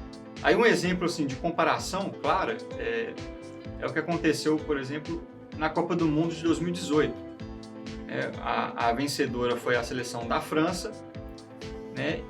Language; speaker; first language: Portuguese; native; Portuguese